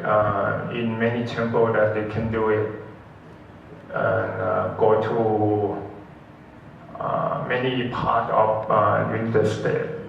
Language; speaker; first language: English; non-native, learner; Thai